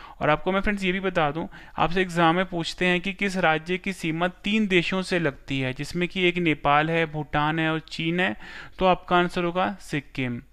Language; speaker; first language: Hindi; non-native, local second language; Gujarati